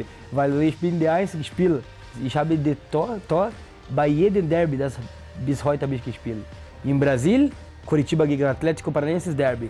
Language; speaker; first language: German; non-native, learner; Portuguese